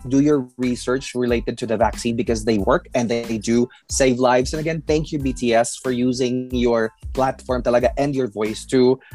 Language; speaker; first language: English; non-native, local second language; Filipino